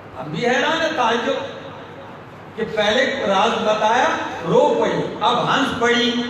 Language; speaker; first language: Urdu; non-native, local second language; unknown